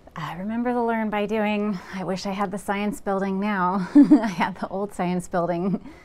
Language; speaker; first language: English; native; English